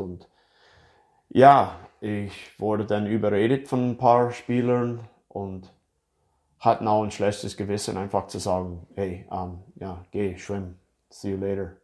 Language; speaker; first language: German; non-native, fluent; English